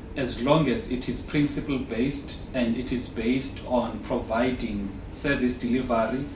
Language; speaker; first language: English; non-native, local second language; Xhosa